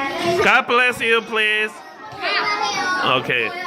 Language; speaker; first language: English; non-native, fluent; Korean